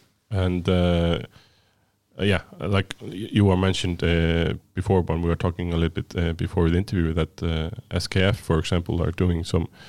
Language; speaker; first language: English; non-native, fluent; Icelandic